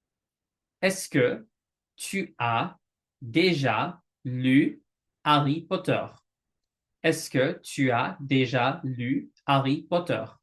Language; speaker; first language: French; non-native, fluent; English